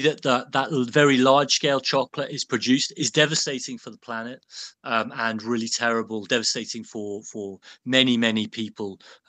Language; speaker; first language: English; native; English